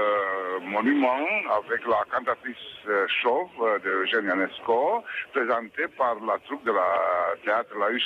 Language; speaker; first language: French; non-native, fluent; Romanian